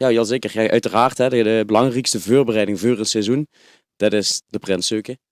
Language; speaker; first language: Dutch; native; Dutch